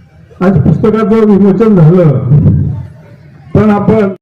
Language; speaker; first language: Marathi; native; Marathi